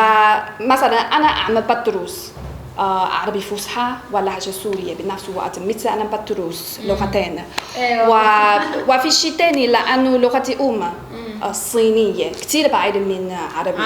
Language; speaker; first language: Arabic; non-native, fluent; Chinese